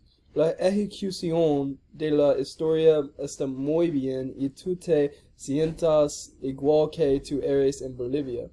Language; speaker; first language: Spanish; non-native, learner; English